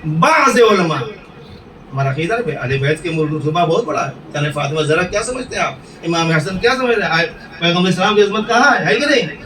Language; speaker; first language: Urdu; native; Urdu